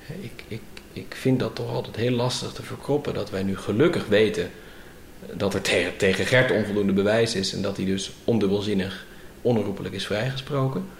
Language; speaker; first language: Dutch; native; Dutch